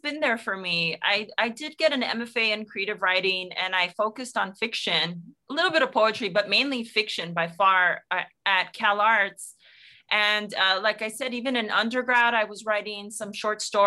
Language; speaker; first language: English; native; English